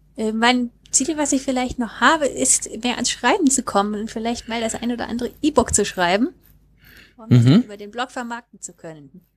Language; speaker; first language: German; native; German